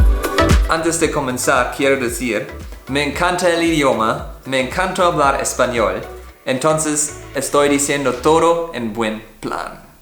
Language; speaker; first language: Spanish; non-native, fluent; German